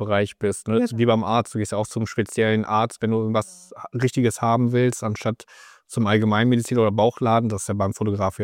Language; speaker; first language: German; native; German